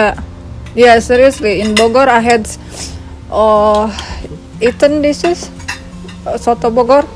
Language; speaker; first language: English; non-native, learner; Indonesian